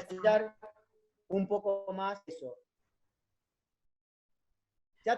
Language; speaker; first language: Spanish; native; Spanish